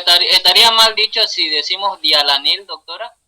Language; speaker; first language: Spanish; native; Spanish